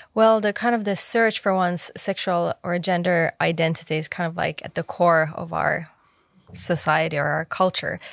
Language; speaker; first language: English; non-native, fluent; Finnish